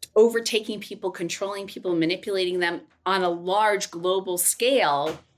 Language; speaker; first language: English; native; English